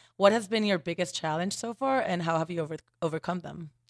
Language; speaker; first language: English; non-native, fluent; Spanish